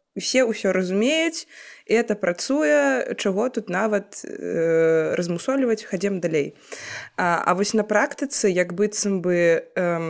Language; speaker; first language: Belarusian; non-native, local second language; Russian